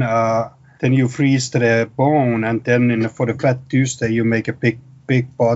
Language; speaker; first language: English; non-native, fluent; Finnish